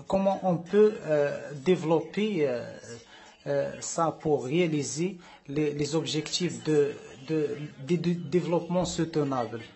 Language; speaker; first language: French; non-native, learner; Arabic